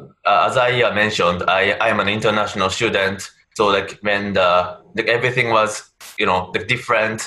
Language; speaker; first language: English; non-native, fluent; Japanese